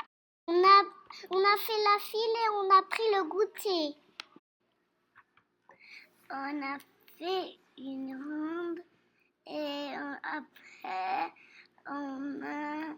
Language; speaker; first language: French; non-native, learner; Portuguese